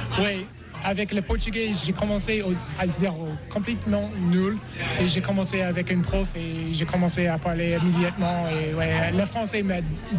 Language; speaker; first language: French; non-native, learner; English